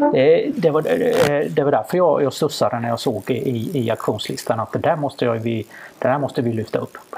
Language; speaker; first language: Swedish; native; Swedish